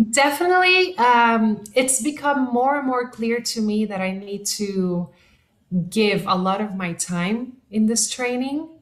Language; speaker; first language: English; non-native, local second language; Spanish